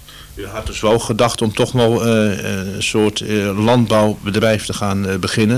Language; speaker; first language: Dutch; native; Dutch